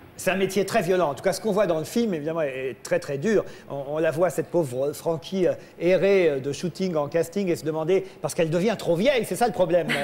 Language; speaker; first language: French; native; French